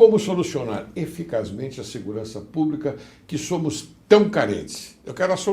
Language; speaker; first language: Portuguese; native; Portuguese